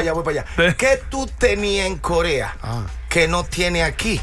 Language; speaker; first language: Spanish; native; Spanish